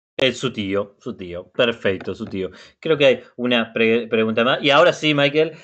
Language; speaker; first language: Spanish; native; Spanish